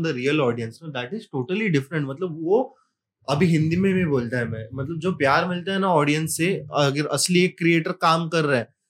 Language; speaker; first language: Hindi; non-native, local second language; Marathi